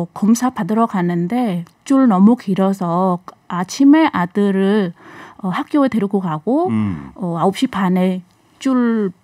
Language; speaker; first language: Korean; non-native, learner; Khmer